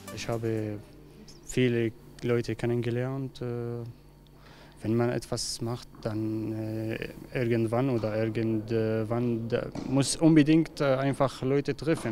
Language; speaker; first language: German; non-native, learner; Arabic